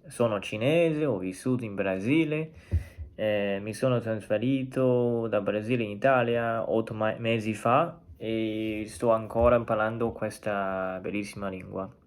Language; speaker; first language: Italian; non-native, learner; Chinese